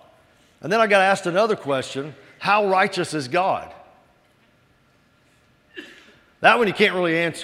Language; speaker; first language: English; native; English